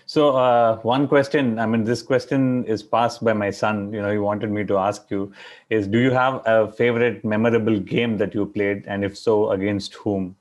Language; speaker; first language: English; non-native, local second language; Tamil